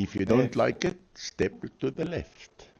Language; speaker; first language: English; non-native, local second language; Afrikaans